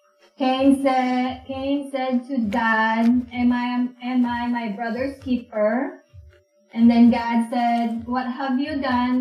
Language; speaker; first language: English; non-native, local second language; Filipino